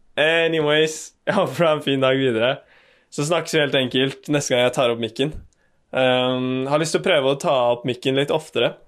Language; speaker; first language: Norwegian; native; Norwegian